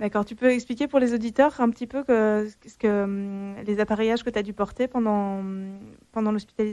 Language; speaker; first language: French; native; French